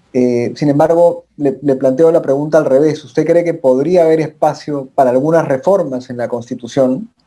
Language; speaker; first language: Spanish; native; Spanish